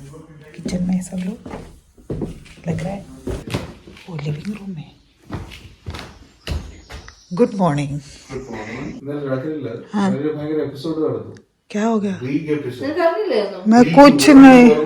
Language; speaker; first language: Hindi; non-native, local second language; Malayalam